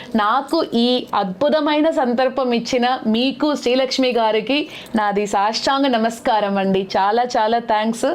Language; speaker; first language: Telugu; native; Telugu